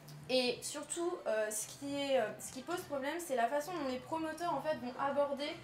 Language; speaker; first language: French; native; French